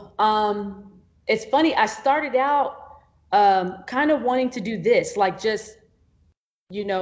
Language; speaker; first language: English; native; English